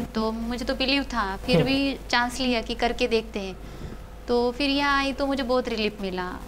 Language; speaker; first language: Hindi; non-native, local second language; Marathi